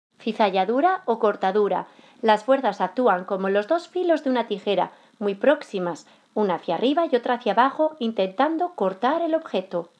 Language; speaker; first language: Spanish; native; Spanish